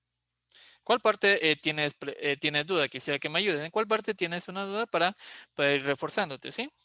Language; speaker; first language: Spanish; native; Spanish